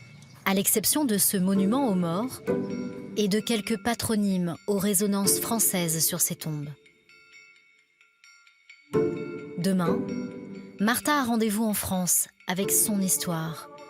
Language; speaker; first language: French; native; French